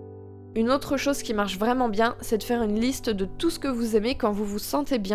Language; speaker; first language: French; native; French